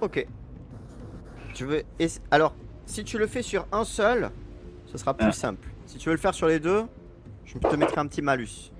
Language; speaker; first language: French; native; French